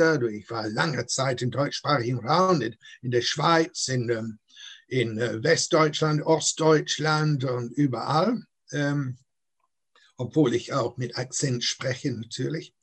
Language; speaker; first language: German; non-native, fluent; English